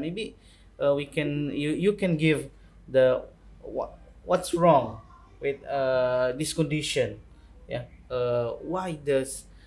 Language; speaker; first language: English; non-native, local second language; Indonesian